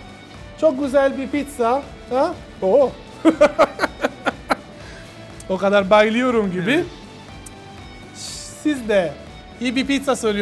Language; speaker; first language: Turkish; non-native, learner; Italian